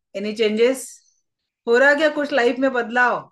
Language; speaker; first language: Hindi; non-native, local second language; Marathi